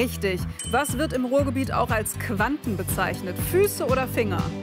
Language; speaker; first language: German; native; German